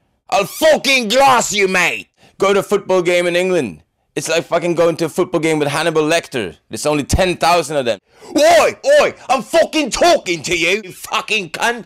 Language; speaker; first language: English; non-native, fluent; Swedish